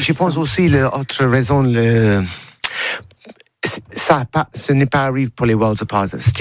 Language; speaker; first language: French; non-native, learner; English